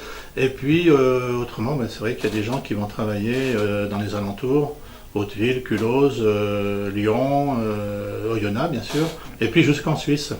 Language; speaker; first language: French; native; French